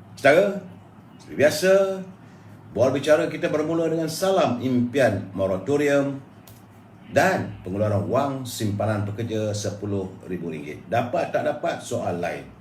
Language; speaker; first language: Malay; native; Malay